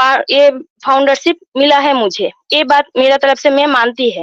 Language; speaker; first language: Hindi; non-native, local second language; Bangla